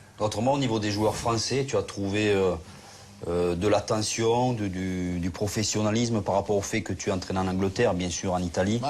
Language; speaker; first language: French; native; French